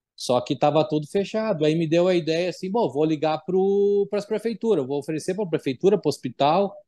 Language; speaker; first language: Portuguese; native; Portuguese